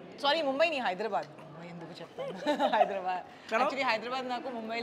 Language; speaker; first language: Telugu; non-native, local second language; Bangla